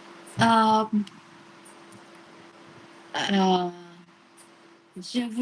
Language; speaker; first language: French; non-native, learner; Vietnamese